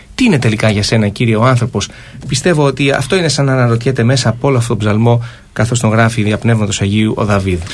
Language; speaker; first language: Greek; native; Greek